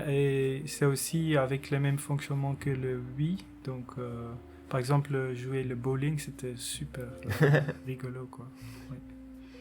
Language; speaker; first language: French; non-native, local second language; Dutch